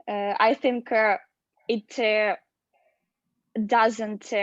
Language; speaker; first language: English; non-native, learner; Russian